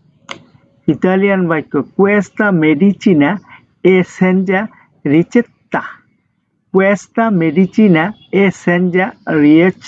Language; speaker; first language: Italian; non-native, fluent; Bangla